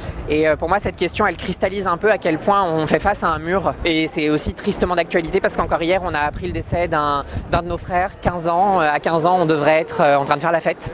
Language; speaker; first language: French; native; French